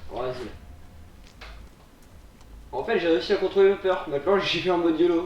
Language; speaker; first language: French; native; French